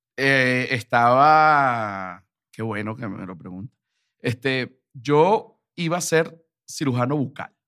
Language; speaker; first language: Spanish; native; Spanish